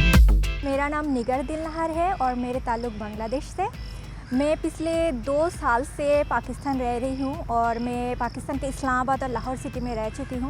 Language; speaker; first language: Hindi; non-native, fluent; Bangla